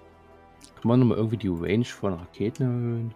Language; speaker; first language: German; native; German